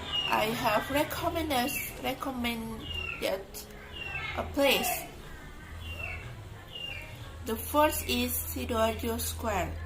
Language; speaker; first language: English; non-native, learner; Indonesian